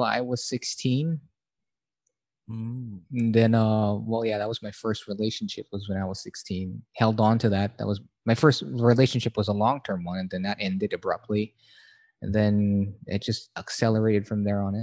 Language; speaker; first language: English; non-native, local second language; Filipino